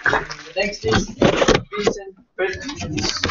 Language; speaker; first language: English; non-native, learner; Spanish